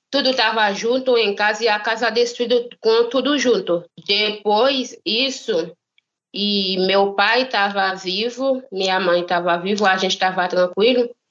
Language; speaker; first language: Portuguese; non-native, learner; Haitian Creole